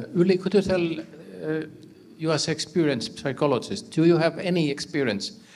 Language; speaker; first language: English; non-native, learner; Estonian